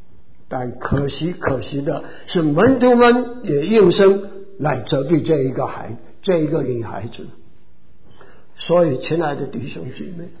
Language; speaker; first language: Chinese; native; Chinese